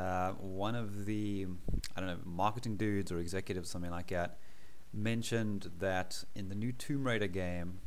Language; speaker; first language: English; native; English